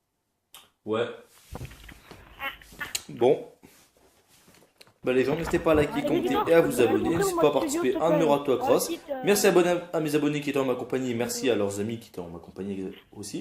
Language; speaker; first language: French; native; French